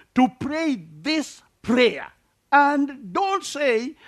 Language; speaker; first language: English; non-native, local second language; Luo (Kenya and Tanzania)